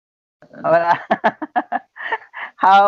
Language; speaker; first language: English; non-native, fluent; Gujarati